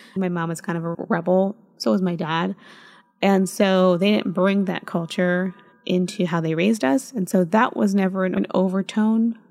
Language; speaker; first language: English; early bilingual, other home language; Spanish